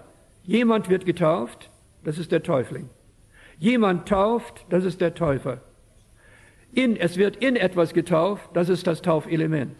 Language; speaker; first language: German; early bilingual, heritage; German